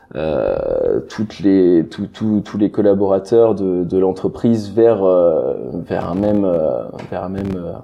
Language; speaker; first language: French; native; French